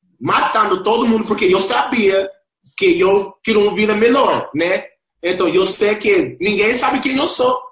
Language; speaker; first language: Portuguese; non-native, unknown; Spanish